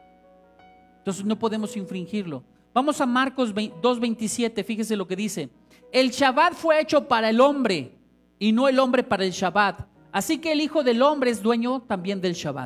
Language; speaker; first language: Spanish; native; Spanish